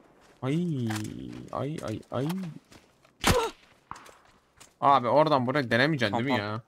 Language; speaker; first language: Turkish; native; Turkish